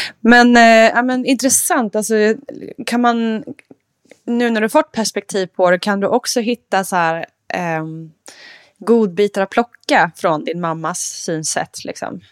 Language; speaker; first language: Swedish; native; Swedish